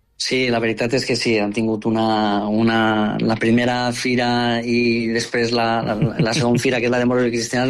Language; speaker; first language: Catalan; native; Catalan